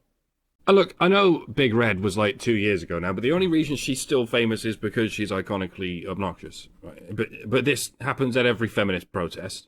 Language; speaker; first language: English; native; English